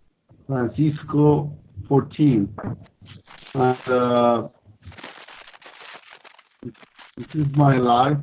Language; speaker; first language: English; non-native, learner; Spanish